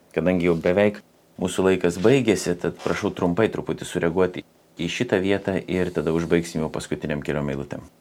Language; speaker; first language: Lithuanian; native; Lithuanian